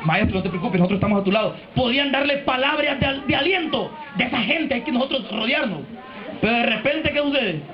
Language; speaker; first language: Spanish; native; Spanish